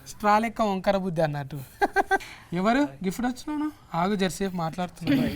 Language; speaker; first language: Telugu; native; Telugu